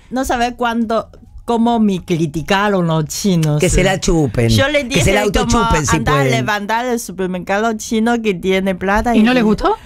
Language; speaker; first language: Spanish; non-native, fluent; Chinese